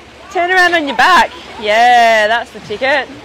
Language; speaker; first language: English; native; English